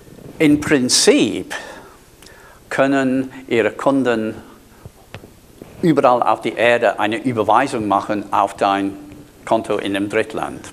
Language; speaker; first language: German; non-native, fluent; English